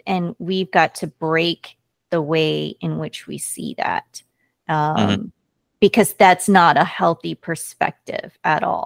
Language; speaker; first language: English; early bilingual, other home language; Korean